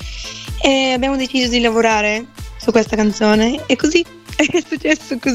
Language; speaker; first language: Italian; non-native, fluent; Bulgarian